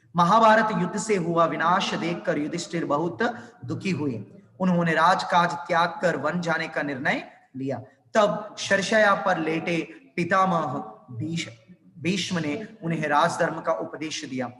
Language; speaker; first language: Hindi; non-native, local second language; Telugu